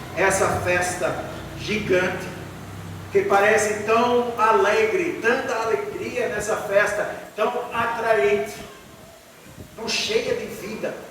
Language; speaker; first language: Portuguese; non-native, fluent; English